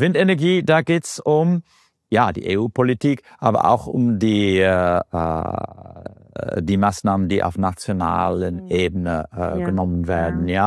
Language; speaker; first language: German; non-native, fluent; English